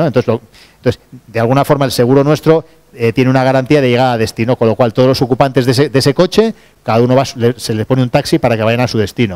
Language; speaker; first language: Spanish; native; Spanish